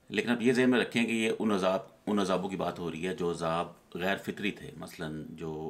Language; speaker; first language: Urdu; native; Urdu